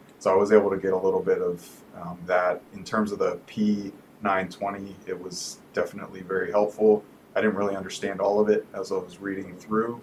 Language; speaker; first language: English; native; English